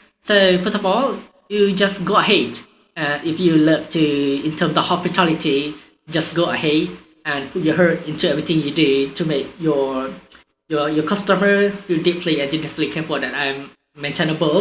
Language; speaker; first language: English; non-native, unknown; Thai